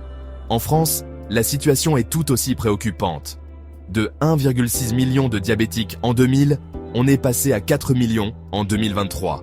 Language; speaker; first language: French; native; French